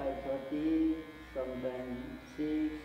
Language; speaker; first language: English; non-native, learner; Nepali